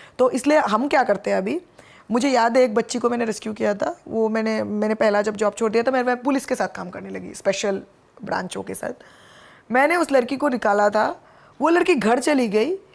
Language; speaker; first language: Hindi; non-native, local second language; Bangla